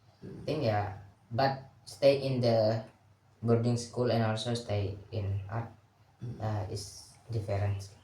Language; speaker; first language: English; non-native, learner; Indonesian